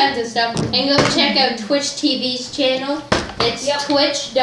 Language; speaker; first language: English; native; English